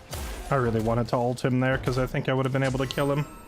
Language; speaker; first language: English; native; English